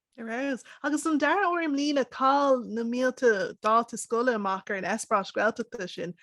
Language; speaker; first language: Irish; non-native, local second language; English